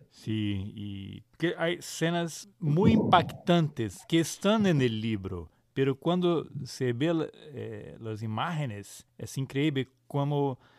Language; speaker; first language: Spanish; non-native, learner; Portuguese